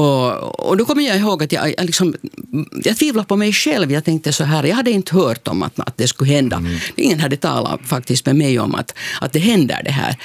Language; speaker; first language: Swedish; native; Swedish